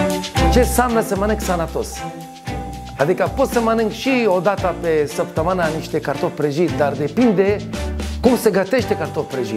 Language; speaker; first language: Romanian; non-native, learner; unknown